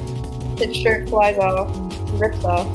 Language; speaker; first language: English; native; English